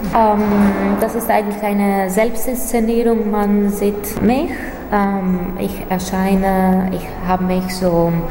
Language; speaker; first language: German; non-native, fluent; Greek